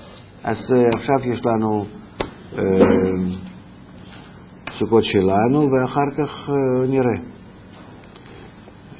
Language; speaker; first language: Hebrew; non-native, fluent; Russian